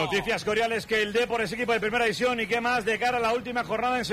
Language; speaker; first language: Spanish; native; Spanish